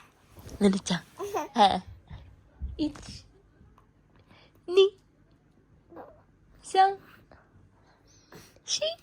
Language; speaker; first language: Japanese; non-native, fluent; Filipino